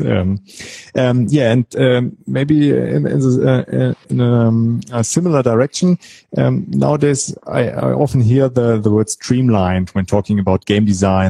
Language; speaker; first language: English; non-native, fluent; German